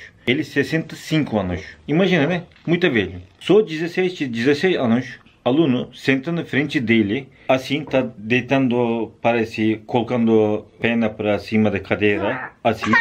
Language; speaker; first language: Portuguese; non-native, learner; Turkish